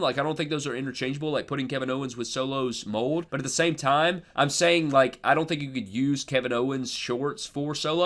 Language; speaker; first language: English; native; English